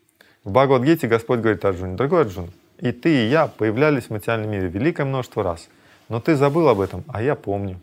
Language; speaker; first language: Russian; native; Russian